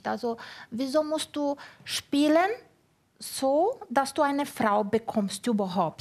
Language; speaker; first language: German; non-native, fluent; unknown